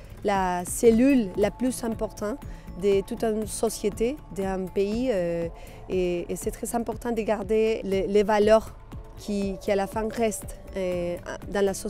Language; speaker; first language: French; non-native, fluent; Spanish